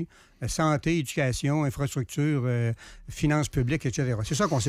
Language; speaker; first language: French; native; French